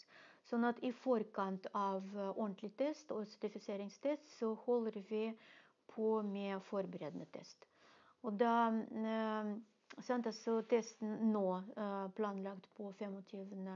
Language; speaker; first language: Norwegian; non-native, fluent; Russian